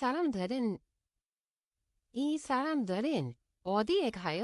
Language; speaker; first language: Korean; non-native, fluent; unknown